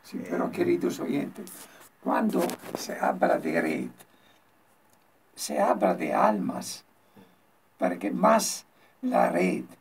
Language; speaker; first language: Spanish; non-native, learner; Italian